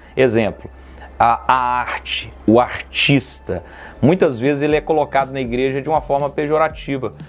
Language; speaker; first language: Portuguese; native; Portuguese